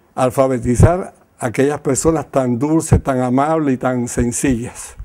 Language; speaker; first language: Spanish; native; Spanish